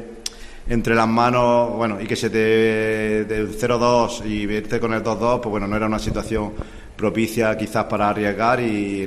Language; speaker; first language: Spanish; native; Spanish